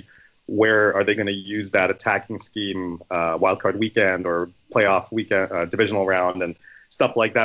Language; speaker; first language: English; native; English